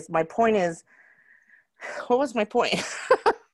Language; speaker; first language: English; native; English